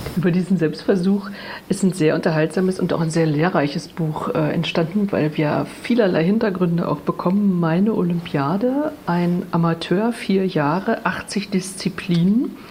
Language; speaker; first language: German; native; German